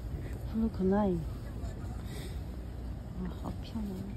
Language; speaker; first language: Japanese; non-native, learner; Chinese